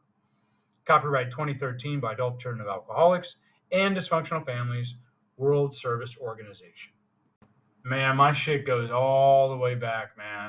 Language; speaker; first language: English; native; English